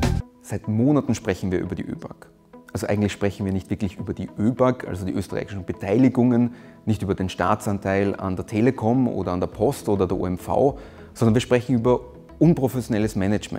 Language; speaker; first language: German; native; German